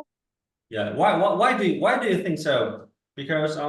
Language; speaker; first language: English; non-native, fluent; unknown